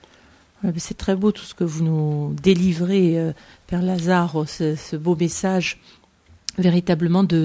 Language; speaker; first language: French; native; French